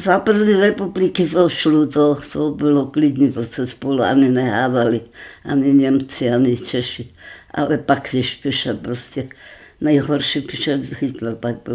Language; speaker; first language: Czech; non-native, local second language; German